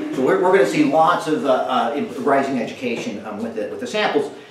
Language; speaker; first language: English; native; English